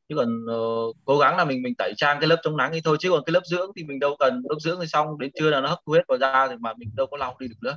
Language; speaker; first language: Vietnamese; native; Vietnamese